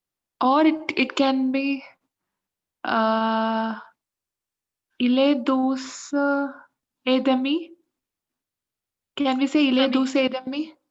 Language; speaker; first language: French; non-native, learner; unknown